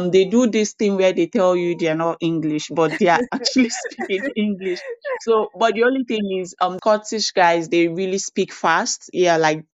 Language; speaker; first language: English; native; English